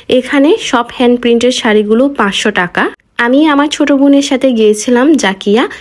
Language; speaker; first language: Bangla; native; Bangla